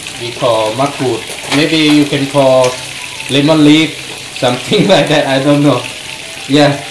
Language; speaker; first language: English; non-native, learner; Thai